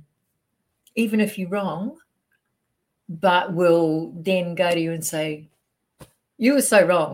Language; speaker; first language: English; native; English